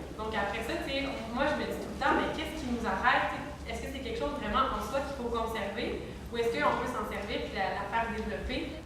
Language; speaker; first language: French; native; French